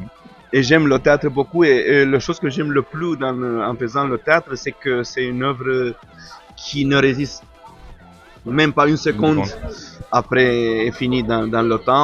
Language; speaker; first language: French; non-native, fluent; Romanian